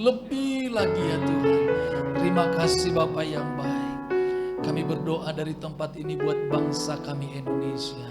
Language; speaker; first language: Indonesian; native; Indonesian